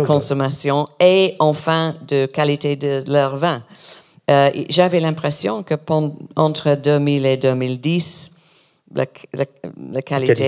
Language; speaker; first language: French; non-native, learner; English